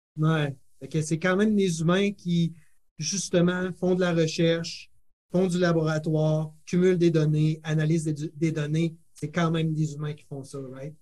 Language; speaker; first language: French; native; French